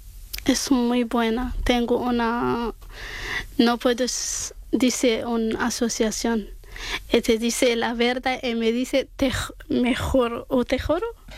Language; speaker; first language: Spanish; non-native, learner; Arabic